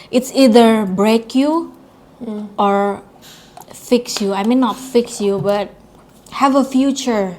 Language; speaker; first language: English; non-native, learner; Indonesian